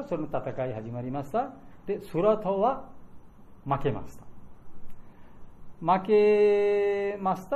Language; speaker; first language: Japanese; non-native, learner; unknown